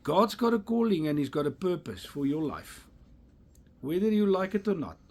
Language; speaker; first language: English; non-native, local second language; Afrikaans